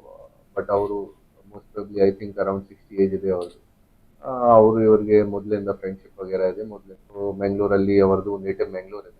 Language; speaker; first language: Kannada; non-native, fluent; Hindi